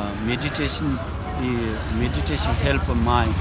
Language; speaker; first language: English; non-native, learner; Tibetan